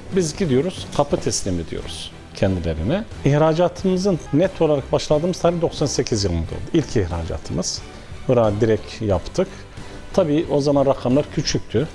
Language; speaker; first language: Turkish; early bilingual, heritage; Arabic